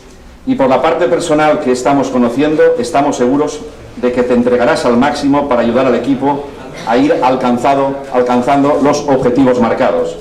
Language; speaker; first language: Spanish; native; Spanish